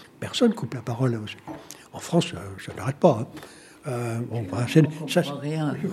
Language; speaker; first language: French; native; French